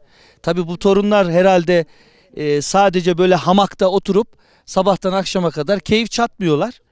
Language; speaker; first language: Turkish; native; Turkish